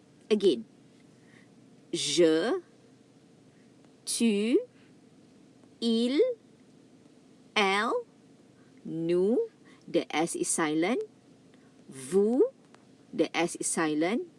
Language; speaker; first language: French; non-native, fluent; Malay